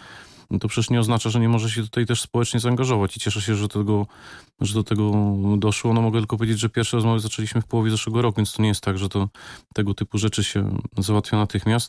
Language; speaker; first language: Polish; native; Polish